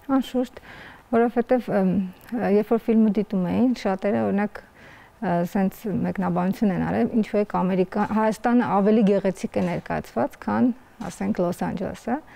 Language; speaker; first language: Armenian; native; Armenian